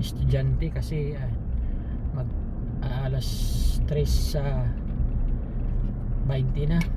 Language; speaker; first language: Filipino; non-native, local second language; Aklanon